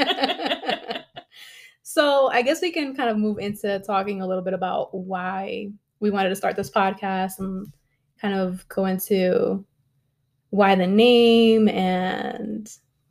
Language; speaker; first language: English; early bilingual, other home language; Spanish